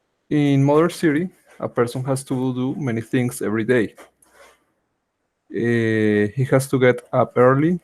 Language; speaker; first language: English; non-native, learner; Spanish